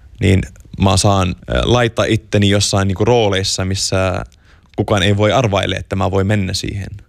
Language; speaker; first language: Finnish; non-native, fluent; Arabic